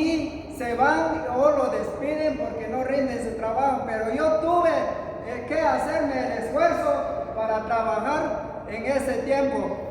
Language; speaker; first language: Spanish; non-native, local second language; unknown